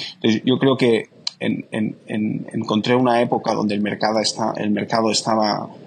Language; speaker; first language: Spanish; native; Spanish